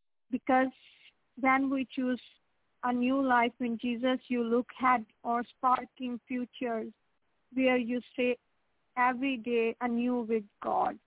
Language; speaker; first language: English; non-native, local second language; Punjabi